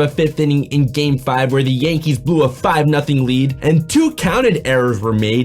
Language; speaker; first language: English; native; English